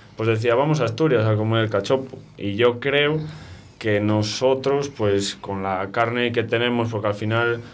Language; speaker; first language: Spanish; native; Spanish